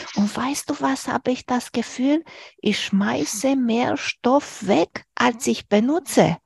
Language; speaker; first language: German; non-native, fluent; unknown